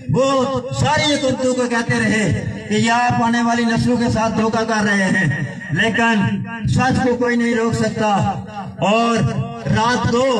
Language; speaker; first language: Urdu; non-native, local second language; Pahari-Potwari